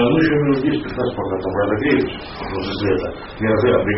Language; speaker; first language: Russian; native; Russian